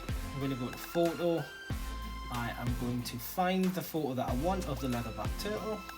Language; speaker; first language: English; native; English